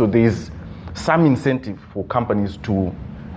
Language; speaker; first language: English; non-native, local second language; Shona